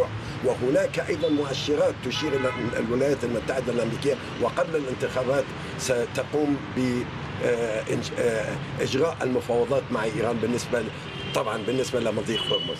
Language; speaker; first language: Arabic; non-native, fluent; Persian